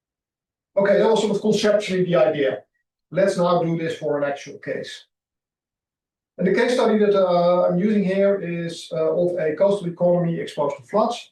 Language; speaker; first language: English; non-native, fluent; Dutch